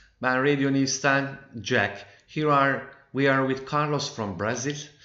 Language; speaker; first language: English; non-native, fluent; Turkish